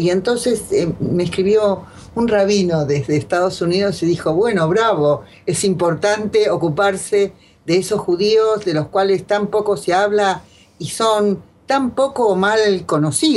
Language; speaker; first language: Spanish; native; Spanish